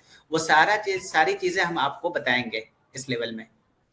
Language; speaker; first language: Hindi; native; Hindi